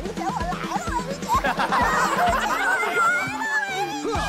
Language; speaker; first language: Chinese; native; Chinese